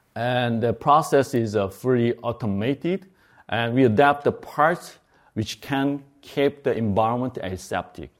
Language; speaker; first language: English; non-native, fluent; Korean